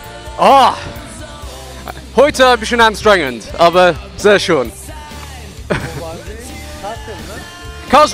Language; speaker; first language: German; non-native, learner; English